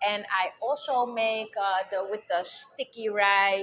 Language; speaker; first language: English; non-native, fluent; Dutch